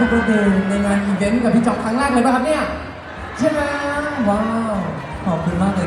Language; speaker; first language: Thai; native; Thai